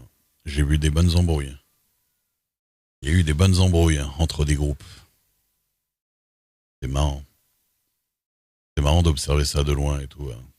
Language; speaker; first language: French; native; French